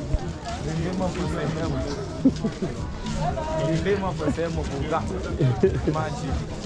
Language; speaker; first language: English; non-native, learner; Swahili